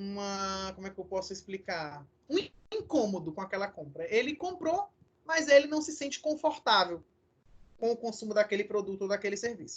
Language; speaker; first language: Portuguese; native; Portuguese